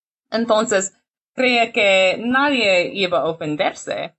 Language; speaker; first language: Spanish; non-native, learner; English